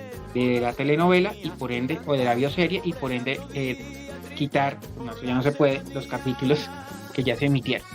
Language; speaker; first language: Spanish; native; Spanish